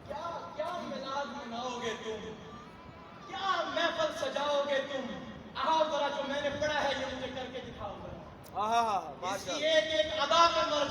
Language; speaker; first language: Urdu; native; Urdu